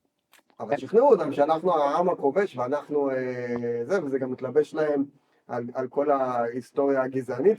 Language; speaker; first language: Hebrew; native; Hebrew